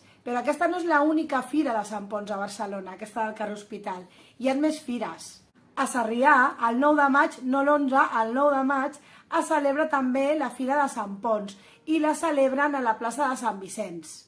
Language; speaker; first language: Catalan; native; Catalan